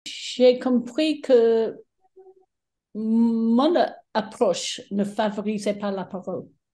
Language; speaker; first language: French; non-native, fluent; English